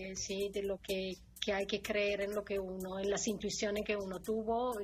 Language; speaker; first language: Spanish; non-native, fluent; Italian